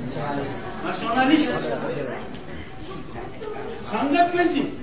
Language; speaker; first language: Indonesian; non-native, learner; Turkish